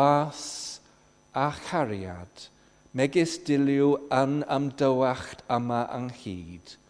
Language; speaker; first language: Welsh; non-native, fluent; English